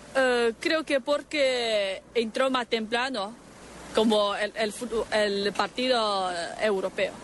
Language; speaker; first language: Spanish; non-native, learner; Chinese